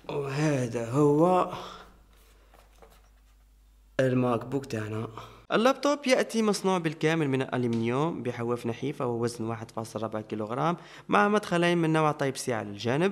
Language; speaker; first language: Arabic; native; Arabic